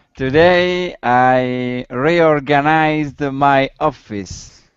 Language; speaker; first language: English; non-native, learner; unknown